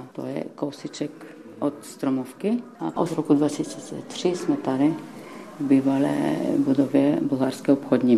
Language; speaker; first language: Czech; non-native, fluent; Bulgarian